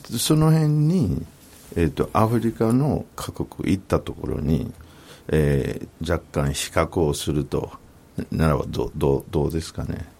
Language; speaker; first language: Japanese; non-native, fluent; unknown